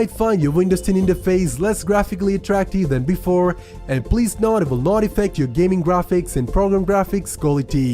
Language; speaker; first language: English; non-native, fluent; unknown